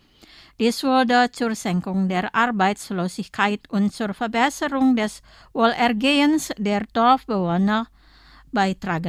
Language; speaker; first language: German; non-native, fluent; Indonesian